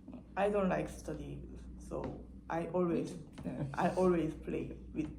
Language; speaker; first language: English; non-native, learner; Korean